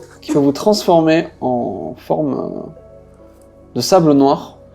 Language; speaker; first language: French; native; French